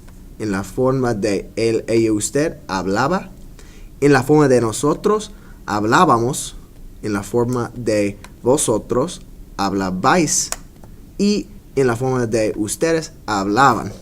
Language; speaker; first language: Spanish; non-native, fluent; English